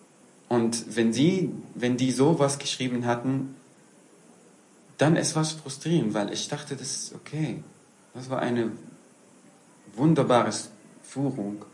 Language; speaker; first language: German; non-native, fluent; Arabic